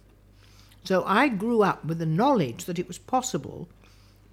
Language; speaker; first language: English; native; English